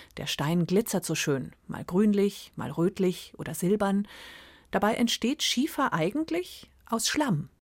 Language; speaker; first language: German; native; German